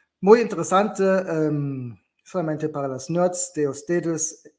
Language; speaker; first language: Spanish; non-native, learner; German